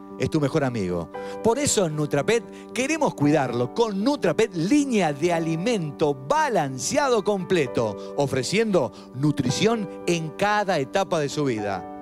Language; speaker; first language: Spanish; native; Spanish